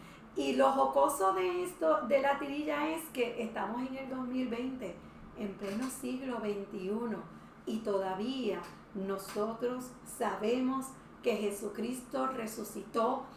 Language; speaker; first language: Spanish; native; Spanish